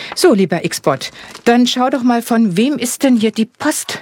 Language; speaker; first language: German; native; German